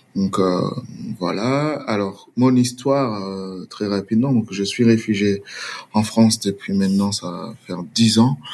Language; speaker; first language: French; non-native, local second language; Swahili